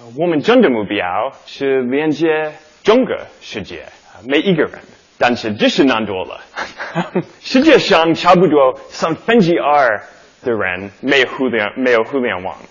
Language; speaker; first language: Chinese; non-native, learner; English